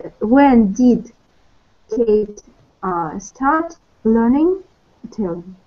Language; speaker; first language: English; non-native, learner; Russian